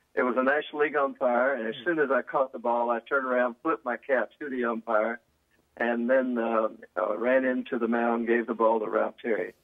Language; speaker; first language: English; native; English